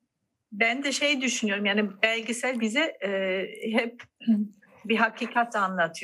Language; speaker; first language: Turkish; non-native, fluent; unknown